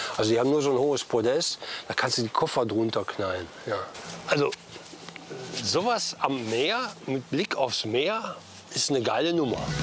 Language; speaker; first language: German; native; German